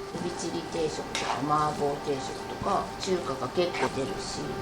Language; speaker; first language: Japanese; native; Japanese